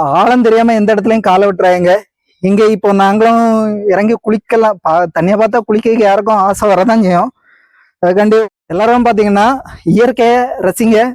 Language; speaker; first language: Tamil; native; Tamil